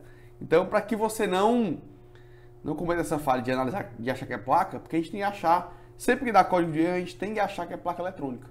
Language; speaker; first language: Portuguese; native; Portuguese